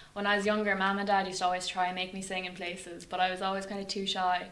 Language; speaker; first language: English; native; English